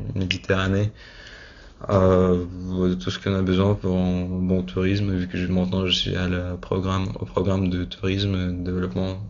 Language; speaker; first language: French; non-native, fluent; Russian